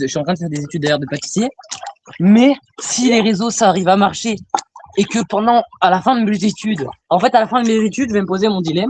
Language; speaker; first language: French; native; French